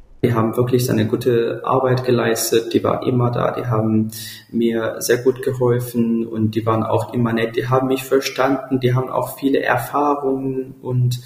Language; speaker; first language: German; non-native, fluent; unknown